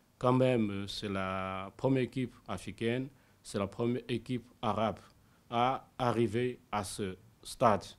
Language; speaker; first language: French; non-native, fluent; Chinese